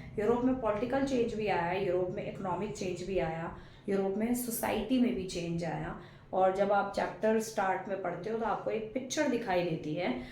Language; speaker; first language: Hindi; non-native, local second language; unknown